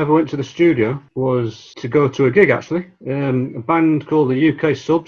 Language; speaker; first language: English; native; English